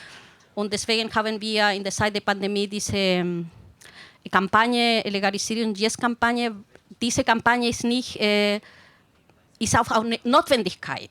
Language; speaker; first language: German; non-native, fluent; Spanish